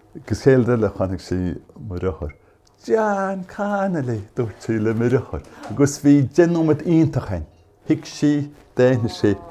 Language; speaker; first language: Irish; native; Irish